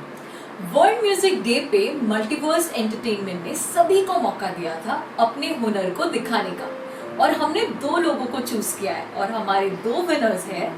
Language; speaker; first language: Hindi; native; Hindi